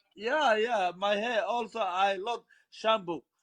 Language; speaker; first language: English; non-native, learner; Somali